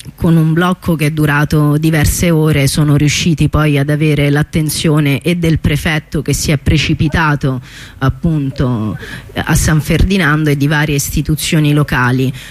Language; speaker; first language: Italian; native; Italian